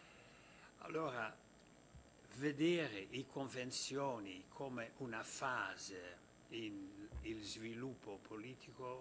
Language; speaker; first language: Italian; non-native, fluent; Dutch